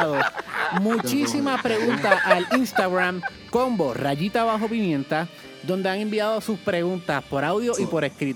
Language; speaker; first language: Spanish; native; Spanish